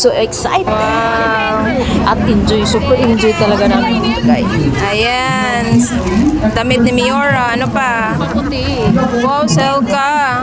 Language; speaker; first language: Filipino; native; Filipino